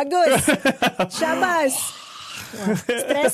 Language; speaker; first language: Malay; native; Malay